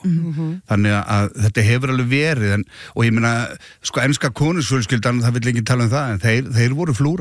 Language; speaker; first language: Icelandic; native; Icelandic